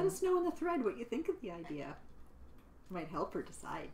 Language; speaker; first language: English; native; English